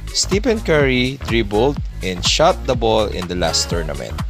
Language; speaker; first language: English; non-native, local second language; Filipino